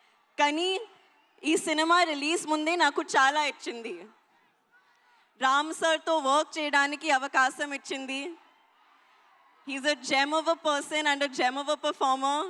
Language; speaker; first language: Telugu; non-native, learner; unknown